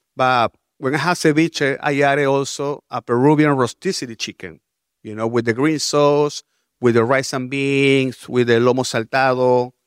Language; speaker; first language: English; non-native, learner; Spanish